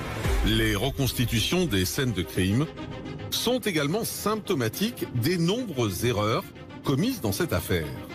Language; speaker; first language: French; native; French